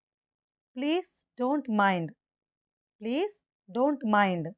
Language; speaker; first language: English; non-native, local second language; Tamil